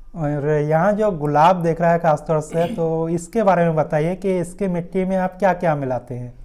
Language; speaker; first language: Hindi; native; Hindi